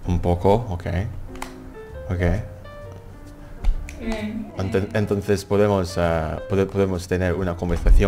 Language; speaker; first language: Spanish; non-native, learner; Indonesian